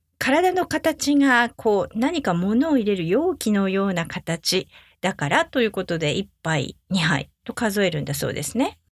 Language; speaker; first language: Japanese; native; Japanese